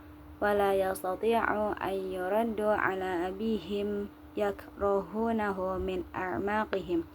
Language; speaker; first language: Arabic; non-native, learner; Indonesian